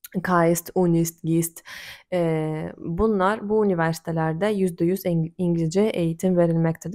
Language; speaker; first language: Turkish; non-native, fluent; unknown